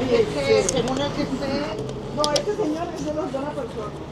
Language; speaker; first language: Spanish; native; Spanish